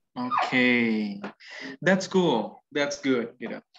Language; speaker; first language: English; non-native, fluent; Indonesian